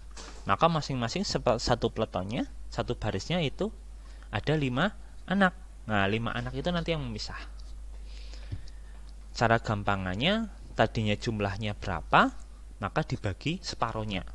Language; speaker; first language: Indonesian; native; Indonesian